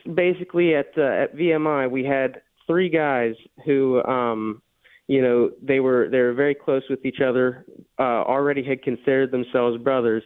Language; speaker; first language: English; native; English